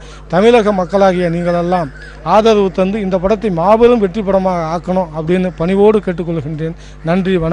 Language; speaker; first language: Tamil; native; Tamil